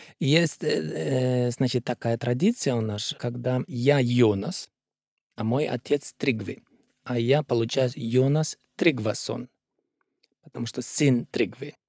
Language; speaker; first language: Russian; non-native, fluent; Icelandic